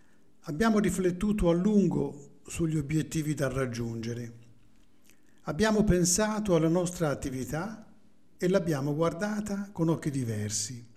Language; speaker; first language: Italian; native; Italian